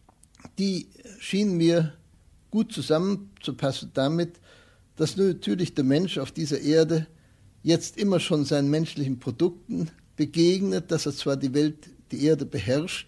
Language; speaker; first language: German; native; German